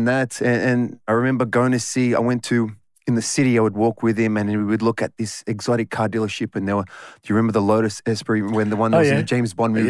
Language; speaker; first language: English; native; English